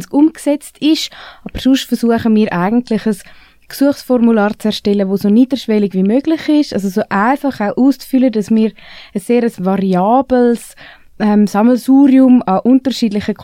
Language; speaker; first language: German; native; German